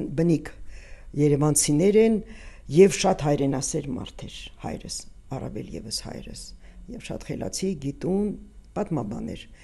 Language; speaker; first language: Armenian; native; Armenian